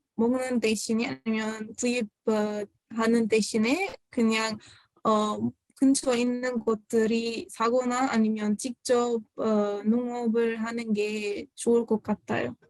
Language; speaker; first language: Korean; non-native, fluent; Arabic